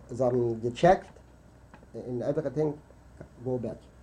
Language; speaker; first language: English; non-native, learner; Yiddish